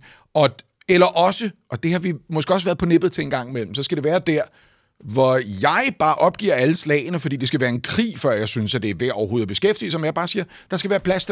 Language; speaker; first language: Danish; native; Danish